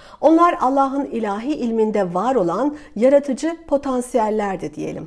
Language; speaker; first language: Turkish; native; Turkish